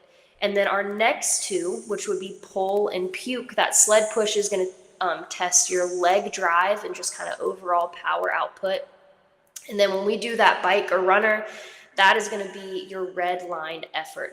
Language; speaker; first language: English; native; English